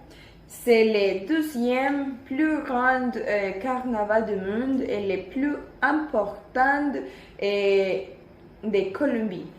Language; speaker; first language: French; non-native, learner; Spanish